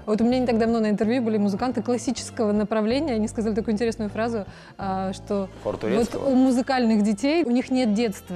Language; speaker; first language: Russian; native; Russian